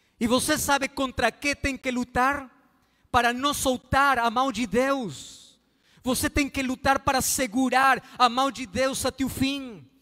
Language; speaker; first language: Portuguese; non-native, fluent; Spanish